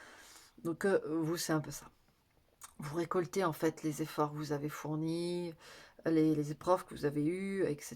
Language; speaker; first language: French; native; French